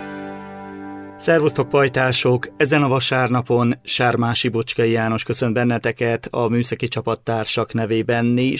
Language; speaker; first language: Hungarian; native; Hungarian